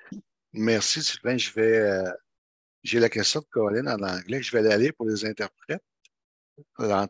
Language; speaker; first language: French; native; French